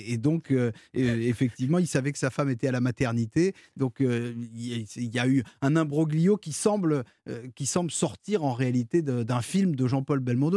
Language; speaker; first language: French; native; French